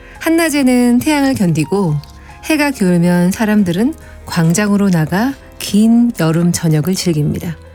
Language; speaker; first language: Korean; native; Korean